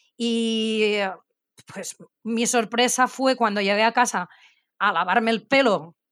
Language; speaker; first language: Spanish; native; Spanish